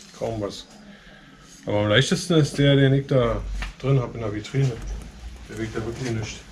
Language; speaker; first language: German; native; German